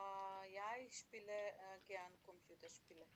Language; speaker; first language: German; non-native, learner; Macedonian